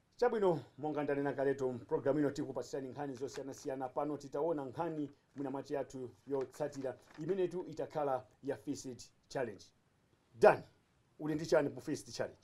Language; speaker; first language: Nyanja; native; Nyanja